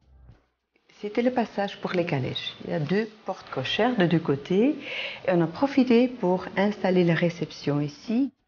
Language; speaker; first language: French; non-native, local second language; Dutch